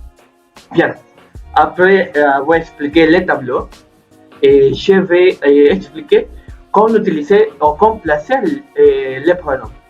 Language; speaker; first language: French; non-native, learner; Spanish